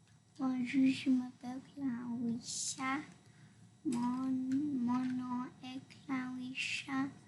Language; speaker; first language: French; non-native, learner; English